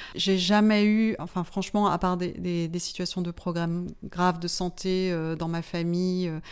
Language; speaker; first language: French; native; French